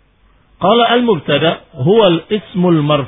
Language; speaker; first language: Arabic; non-native, fluent; Indonesian